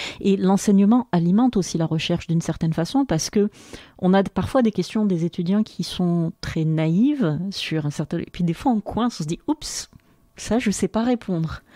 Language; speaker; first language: French; non-native, local second language; Arabic